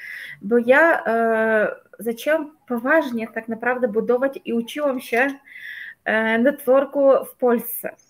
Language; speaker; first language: Polish; non-native, fluent; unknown